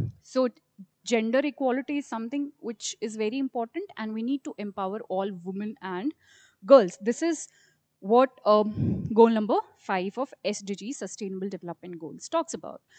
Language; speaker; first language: English; non-native, local second language; Hindi